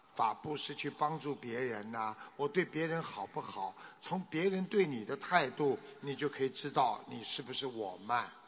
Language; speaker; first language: Chinese; native; Chinese